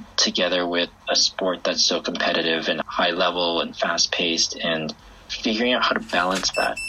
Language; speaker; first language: English; native; English